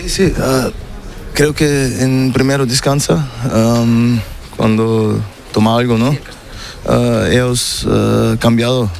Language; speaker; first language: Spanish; non-native, learner; German